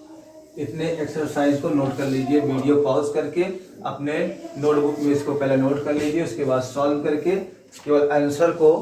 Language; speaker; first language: Hindi; native; Hindi